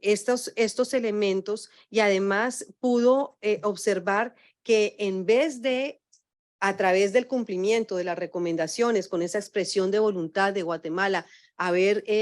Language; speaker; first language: Spanish; native; Spanish